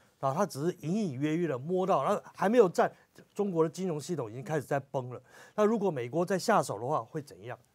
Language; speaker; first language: Chinese; native; Chinese